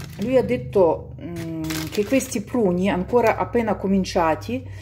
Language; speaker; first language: Italian; non-native, local second language; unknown